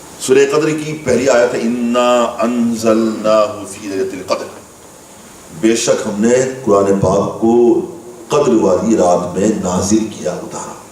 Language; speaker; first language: Urdu; native; Urdu